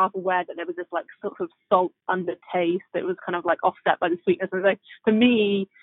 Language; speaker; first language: English; native; English